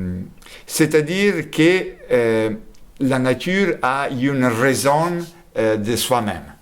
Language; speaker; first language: French; non-native, fluent; Italian